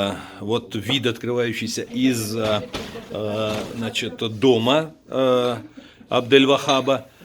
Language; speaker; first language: Russian; native; Russian